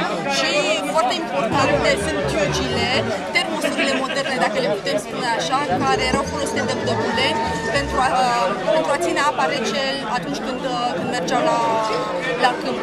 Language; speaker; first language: Romanian; native; Romanian